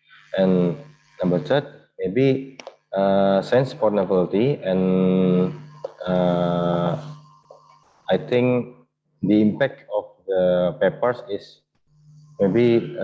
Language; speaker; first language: English; non-native, learner; Indonesian